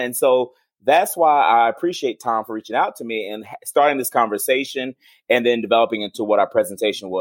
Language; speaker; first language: English; native; English